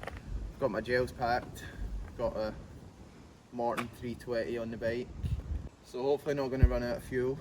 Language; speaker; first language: English; native; English